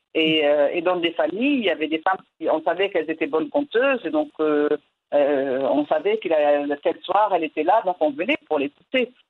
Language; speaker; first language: French; non-native, local second language; Arabic